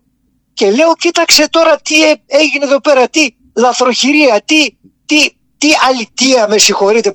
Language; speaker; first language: Greek; native; Greek